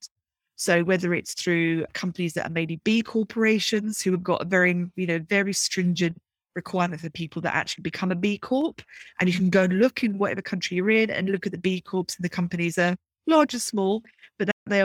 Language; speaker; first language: English; native; English